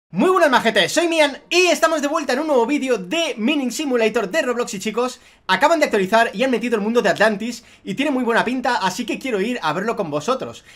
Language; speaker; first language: Spanish; native; Spanish